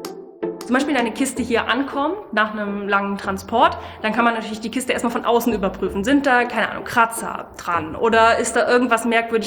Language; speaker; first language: German; native; German